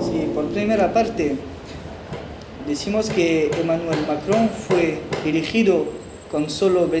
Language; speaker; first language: Spanish; non-native, fluent; French